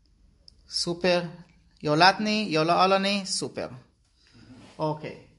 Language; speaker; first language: Hungarian; non-native, learner; Hebrew